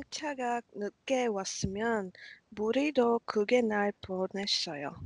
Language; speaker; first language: Korean; non-native, learner; Latvian